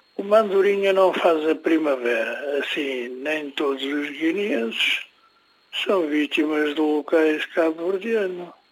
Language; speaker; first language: Portuguese; native; Portuguese